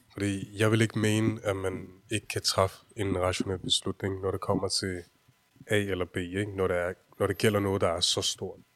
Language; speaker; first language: Danish; early bilingual, other home language; Urdu